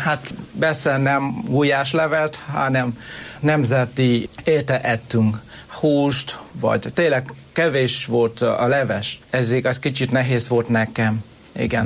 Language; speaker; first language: Hungarian; non-native, fluent; Vietnamese